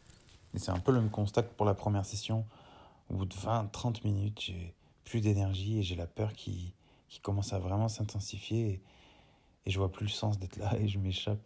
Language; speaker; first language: French; native; French